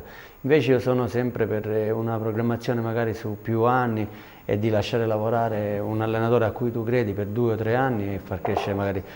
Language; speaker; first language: Italian; native; Italian